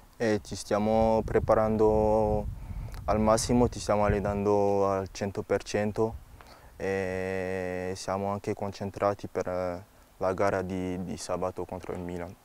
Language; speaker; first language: Italian; non-native, fluent; French